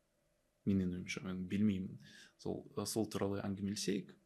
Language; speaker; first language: Kazakh; non-native, learner; Russian